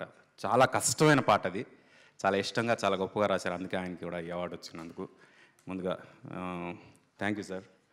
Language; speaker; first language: Telugu; native; Telugu